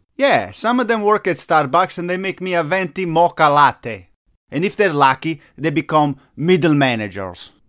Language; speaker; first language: English; non-native, fluent; Italian